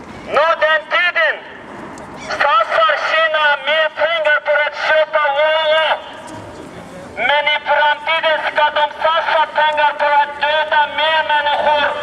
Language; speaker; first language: Swedish; non-native, learner; Uyghur